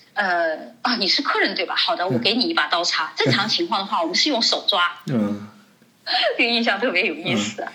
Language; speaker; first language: Chinese; native; Chinese